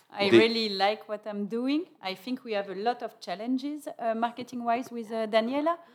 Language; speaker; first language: English; non-native, fluent; French